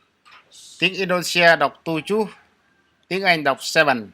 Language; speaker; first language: Vietnamese; non-native, local second language; Jarai